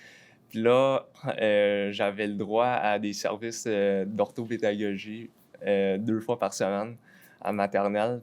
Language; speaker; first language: French; native; French